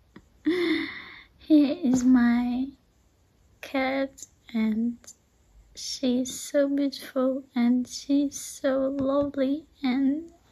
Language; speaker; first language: English; non-native, learner; Russian